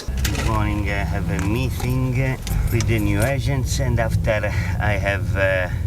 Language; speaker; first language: English; non-native, fluent; Italian